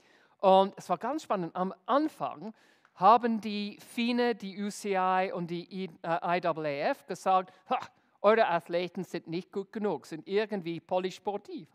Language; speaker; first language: German; non-native, fluent; English